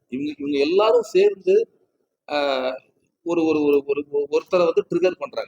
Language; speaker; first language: Tamil; native; Tamil